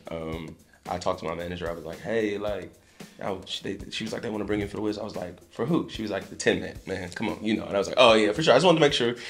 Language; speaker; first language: English; native; English